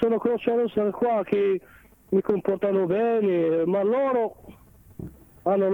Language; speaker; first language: Italian; non-native, learner; Arabic